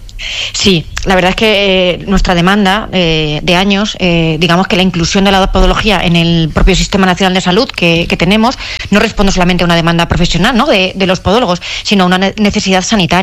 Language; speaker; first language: Spanish; native; Spanish